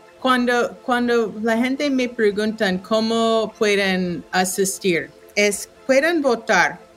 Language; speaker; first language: Spanish; non-native, fluent; English